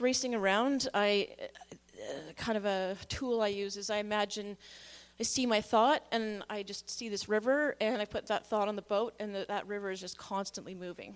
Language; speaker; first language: English; native; English